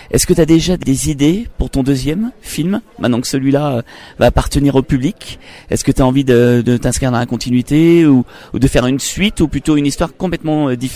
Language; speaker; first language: French; native; French